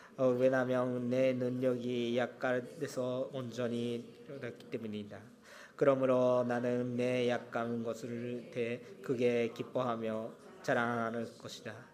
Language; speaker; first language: Korean; non-native, fluent; Japanese